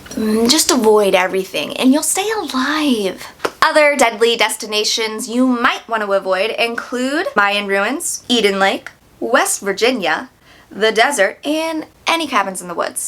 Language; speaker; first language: English; native; English